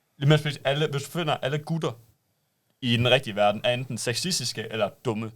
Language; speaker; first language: Danish; native; Danish